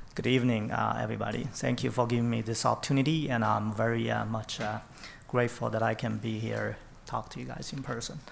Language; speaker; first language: English; non-native, fluent; Chinese